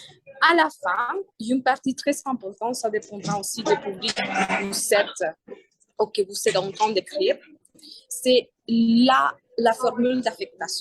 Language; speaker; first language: French; non-native, learner; Spanish